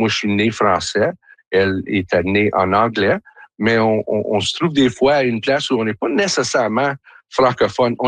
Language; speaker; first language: French; native; French